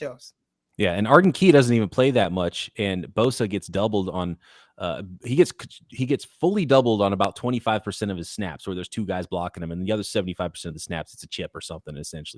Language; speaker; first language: English; native; English